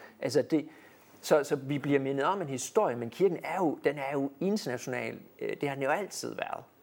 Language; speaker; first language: Danish; native; Danish